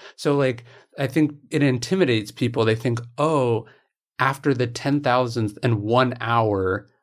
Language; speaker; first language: English; native; English